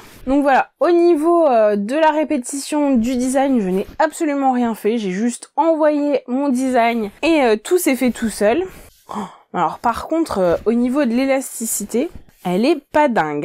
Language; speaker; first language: French; native; French